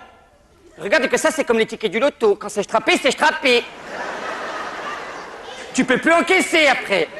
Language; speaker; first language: French; native; French